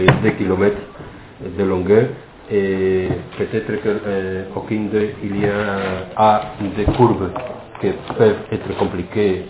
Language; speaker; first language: French; non-native, fluent; Spanish